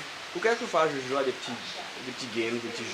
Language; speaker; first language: French; non-native, local second language; Seselwa Creole French